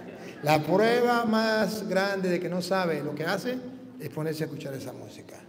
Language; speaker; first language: Spanish; native; Spanish